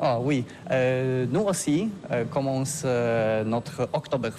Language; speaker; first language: French; non-native, learner; Polish